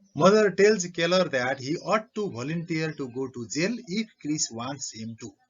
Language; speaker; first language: English; non-native, local second language; Nepali